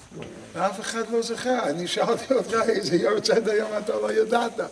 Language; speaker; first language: Hebrew; non-native, fluent; English